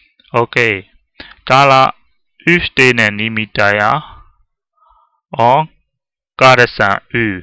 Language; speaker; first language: Finnish; non-native, learner; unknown